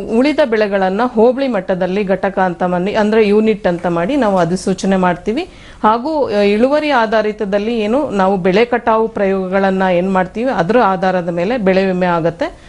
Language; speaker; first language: Kannada; native; Kannada